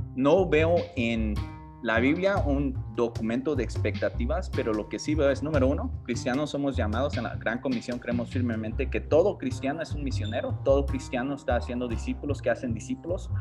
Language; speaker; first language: Spanish; early bilingual, heritage; Spanish